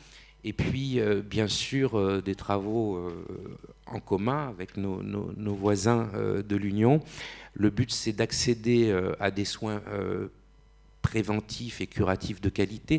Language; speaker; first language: French; native; French